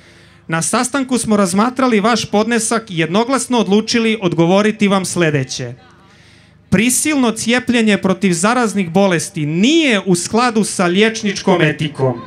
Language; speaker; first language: Serbian; native; Serbian